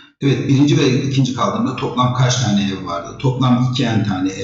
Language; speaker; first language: Turkish; native; Turkish